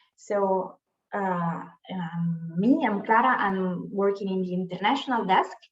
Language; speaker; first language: English; non-native, fluent; Italian